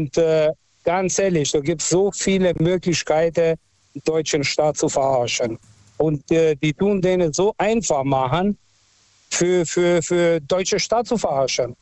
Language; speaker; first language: German; non-native, fluent; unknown